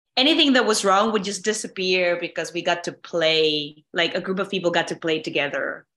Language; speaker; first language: English; non-native, fluent; Spanish